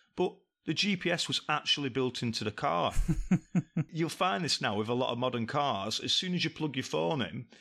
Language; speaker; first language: English; native; English